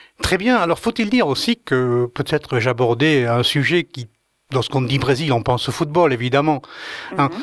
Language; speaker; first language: French; native; French